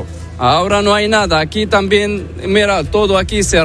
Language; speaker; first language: Spanish; non-native, learner; Arabic